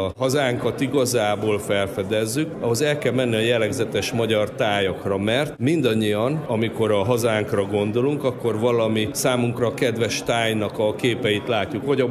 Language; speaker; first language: Hungarian; native; Hungarian